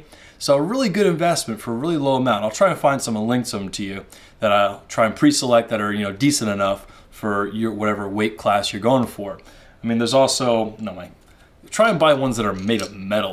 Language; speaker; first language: English; native; English